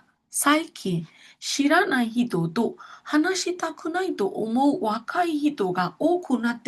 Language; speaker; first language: Japanese; non-native, fluent; Burmese